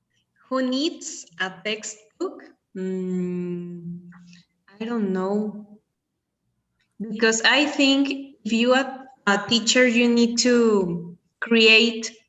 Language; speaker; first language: English; non-native, learner; Spanish